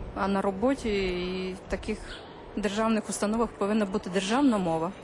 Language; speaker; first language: Ukrainian; non-native, local second language; Russian